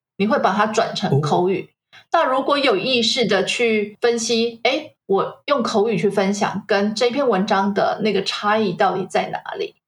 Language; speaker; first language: Chinese; native; Chinese